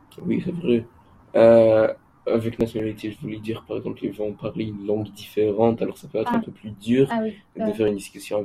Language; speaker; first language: French; non-native, learner; English